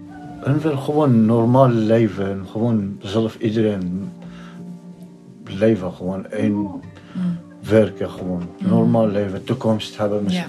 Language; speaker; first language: Dutch; non-native, learner; Arabic